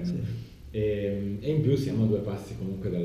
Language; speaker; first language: Italian; native; Italian